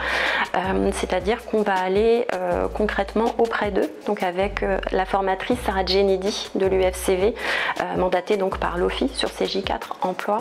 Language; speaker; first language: French; native; French